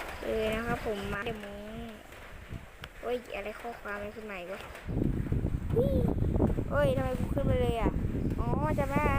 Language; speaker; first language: Thai; native; Thai